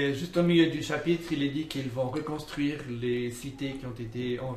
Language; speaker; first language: French; native; French